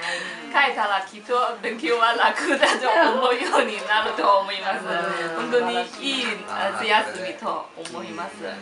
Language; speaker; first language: Japanese; non-native, fluent; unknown